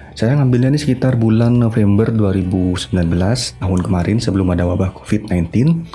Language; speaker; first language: Indonesian; non-native, local second language; Madurese